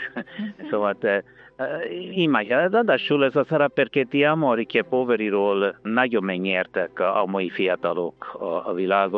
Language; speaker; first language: Hungarian; non-native, learner; Italian